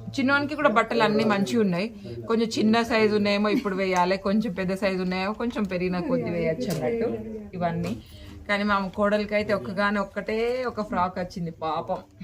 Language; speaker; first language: Telugu; native; Telugu